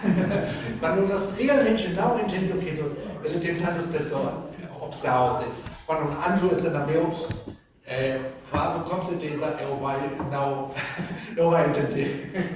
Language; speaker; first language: Portuguese; non-native, learner; German